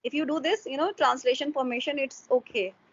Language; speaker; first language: English; non-native, local second language; Hindi